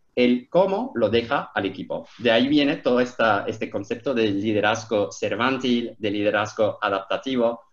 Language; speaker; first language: Spanish; non-native, fluent; Turkish